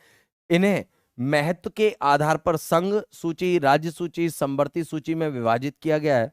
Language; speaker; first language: Hindi; native; Hindi